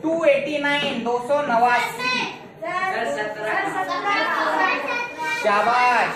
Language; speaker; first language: Hindi; native; Hindi